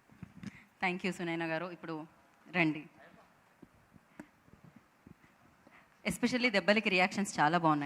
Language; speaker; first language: Telugu; native; Telugu